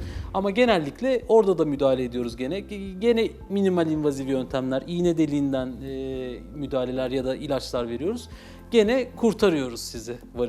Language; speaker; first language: Turkish; native; Turkish